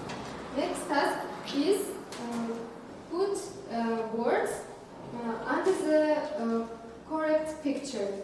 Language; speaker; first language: English; non-native, learner; Kazakh